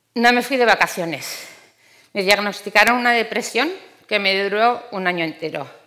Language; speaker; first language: Spanish; native; Spanish